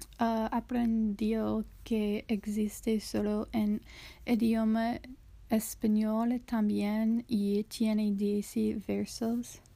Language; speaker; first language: Spanish; non-native, learner; English